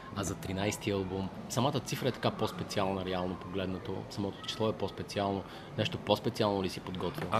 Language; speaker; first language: Bulgarian; native; Bulgarian